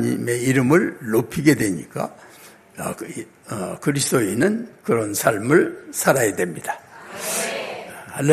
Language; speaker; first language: Korean; native; Korean